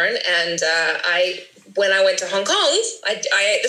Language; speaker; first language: English; native; English